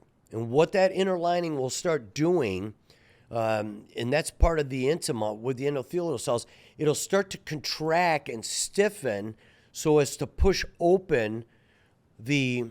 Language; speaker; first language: English; native; English